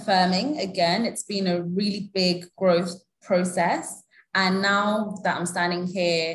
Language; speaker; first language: English; native; English